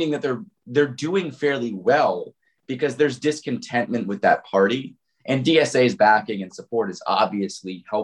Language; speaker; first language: English; native; English